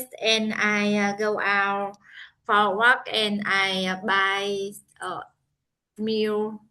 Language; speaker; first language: English; non-native, learner; Vietnamese